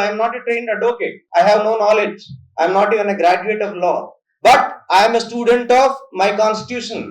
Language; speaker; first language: English; non-native, local second language; Telugu